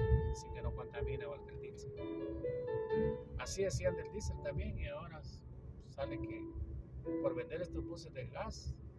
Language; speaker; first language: Spanish; native; Spanish